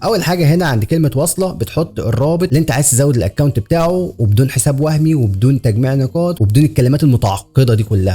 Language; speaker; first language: Arabic; native; Arabic